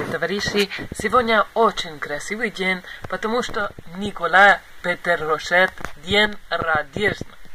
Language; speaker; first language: Russian; non-native, learner; Spanish